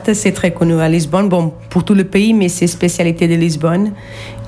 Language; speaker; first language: French; non-native, fluent; Portuguese